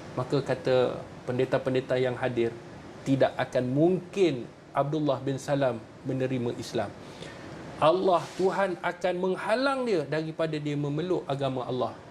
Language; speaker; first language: Malay; native; Malay